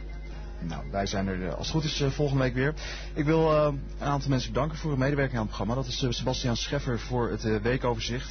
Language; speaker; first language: Dutch; native; Dutch